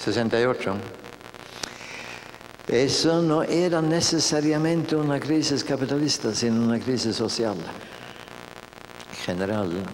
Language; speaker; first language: Spanish; non-native, fluent; Norwegian